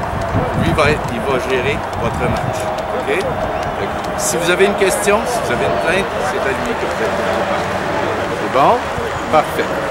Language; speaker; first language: French; native; French